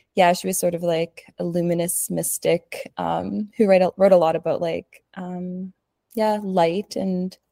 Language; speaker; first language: English; early bilingual, other home language; Spanish